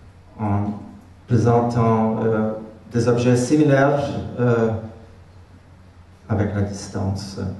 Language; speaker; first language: French; non-native, fluent; Hungarian